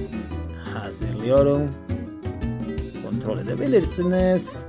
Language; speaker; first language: Turkish; non-native, learner; Spanish